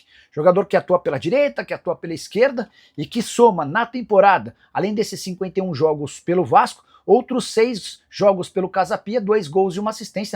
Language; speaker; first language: Portuguese; native; Portuguese